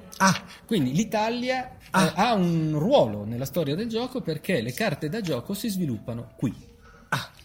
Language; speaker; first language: Italian; native; Italian